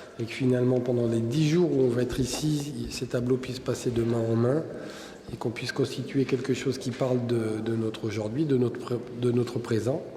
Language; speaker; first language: French; native; French